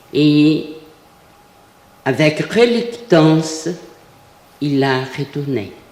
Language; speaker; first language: French; non-native, fluent; Portuguese